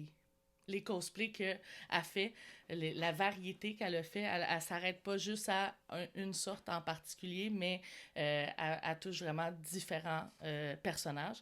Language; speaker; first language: French; native; French